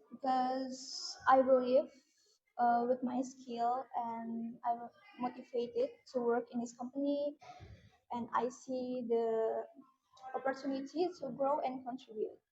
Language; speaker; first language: English; non-native, learner; Indonesian